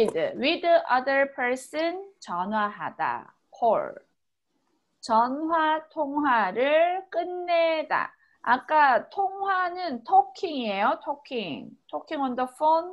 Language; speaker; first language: Korean; native; Korean